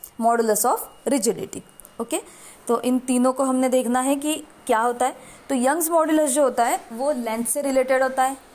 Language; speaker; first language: Hindi; non-native, local second language; Marathi